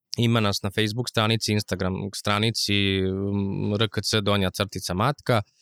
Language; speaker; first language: Serbian; non-native, local second language; Rusyn